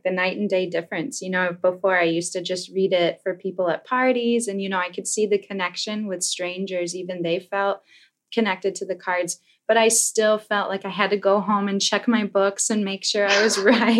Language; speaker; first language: English; native; English